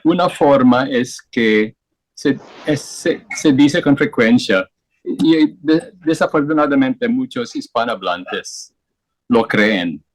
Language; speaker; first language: Spanish; non-native, fluent; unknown